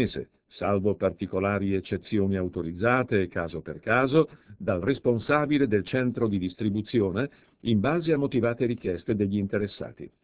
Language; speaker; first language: Italian; native; Italian